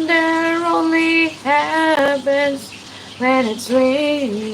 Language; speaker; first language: English; non-native, learner; Filipino